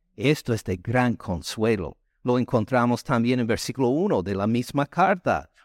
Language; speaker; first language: Spanish; non-native, fluent; English